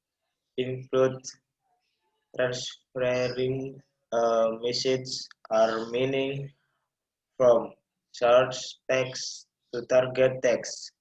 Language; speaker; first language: English; non-native, learner; Indonesian